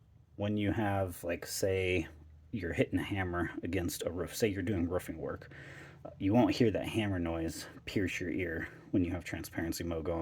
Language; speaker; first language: English; native; English